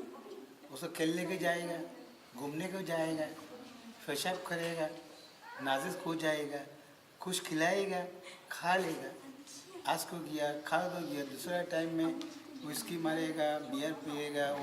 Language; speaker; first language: Hindi; non-native, learner; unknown